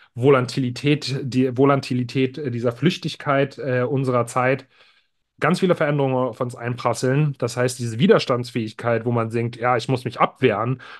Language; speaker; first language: German; native; German